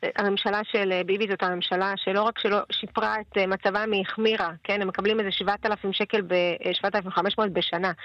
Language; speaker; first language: Hebrew; early bilingual, other home language; Russian